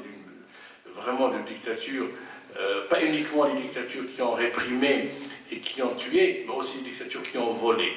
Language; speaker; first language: French; non-native, local second language; Arabic